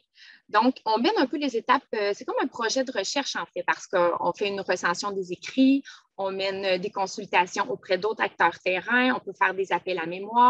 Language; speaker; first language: French; native; French